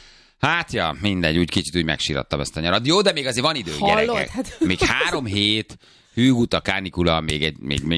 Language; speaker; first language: Hungarian; native; Hungarian